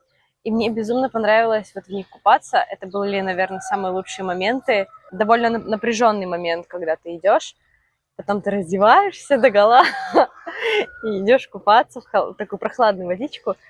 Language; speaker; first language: Russian; native; Russian